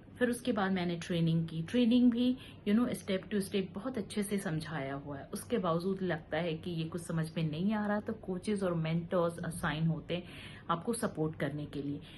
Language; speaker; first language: Hindi; native; Hindi